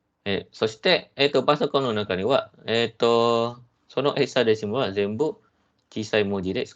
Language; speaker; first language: Japanese; non-native, fluent; Malay